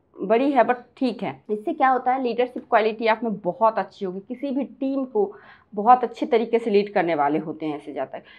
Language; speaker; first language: Hindi; native; Hindi